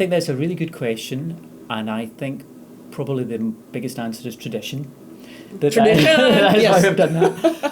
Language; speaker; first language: English; native; English